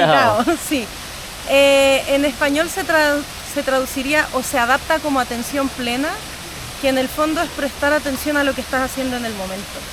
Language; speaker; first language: Spanish; native; Spanish